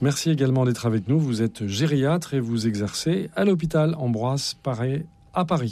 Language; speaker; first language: French; native; French